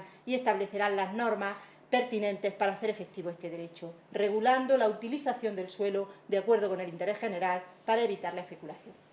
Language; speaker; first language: Spanish; native; Spanish